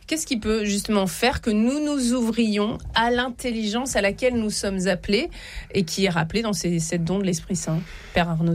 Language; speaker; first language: French; native; French